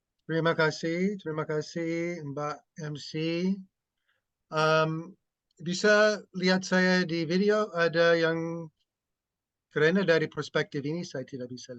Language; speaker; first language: Indonesian; non-native, fluent; English